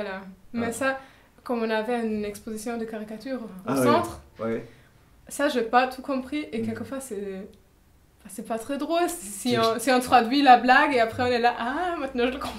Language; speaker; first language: French; non-native, fluent; German